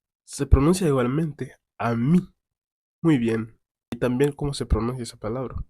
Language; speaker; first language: Spanish; non-native, fluent; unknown